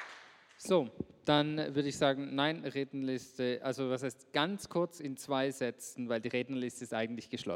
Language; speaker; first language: German; native; German